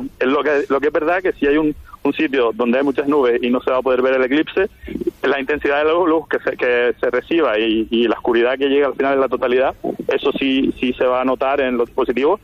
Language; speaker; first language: Spanish; non-native, local second language; Catalan